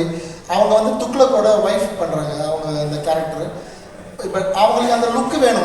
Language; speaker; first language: Tamil; native; Tamil